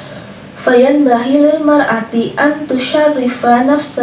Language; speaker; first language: Arabic; non-native, learner; Indonesian